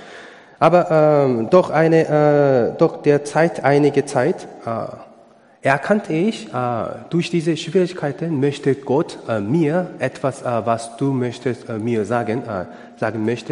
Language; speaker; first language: German; non-native, learner; Korean